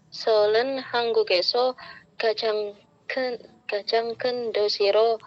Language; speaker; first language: Korean; non-native, learner; Indonesian